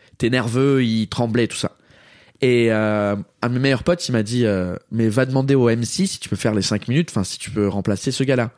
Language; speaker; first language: French; early bilingual, heritage; English